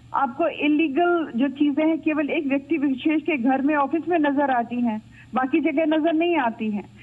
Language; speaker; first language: Hindi; native; Hindi